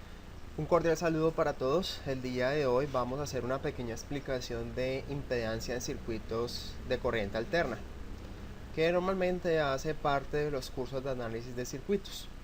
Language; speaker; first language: Spanish; native; Spanish